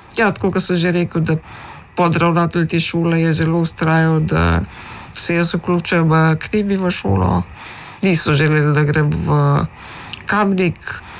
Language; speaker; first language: Slovenian; early bilingual, other home language; Macedonian